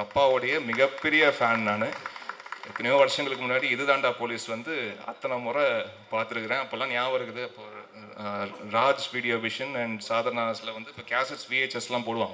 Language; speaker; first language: Tamil; native; Tamil